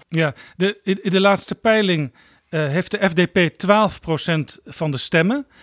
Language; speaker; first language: Dutch; native; Dutch